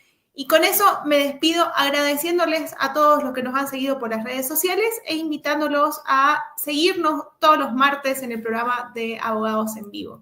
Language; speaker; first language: Spanish; native; Spanish